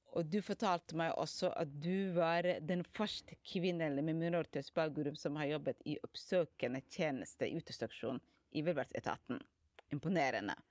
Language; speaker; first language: Norwegian; non-native, fluent; Somali